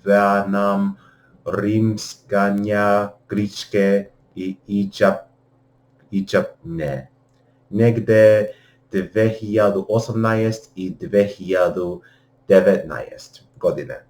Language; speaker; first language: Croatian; non-native, learner; English